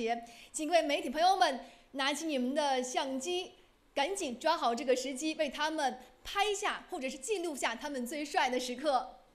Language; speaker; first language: Chinese; native; Chinese